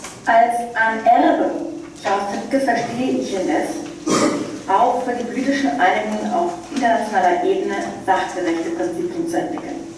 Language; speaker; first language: German; native; German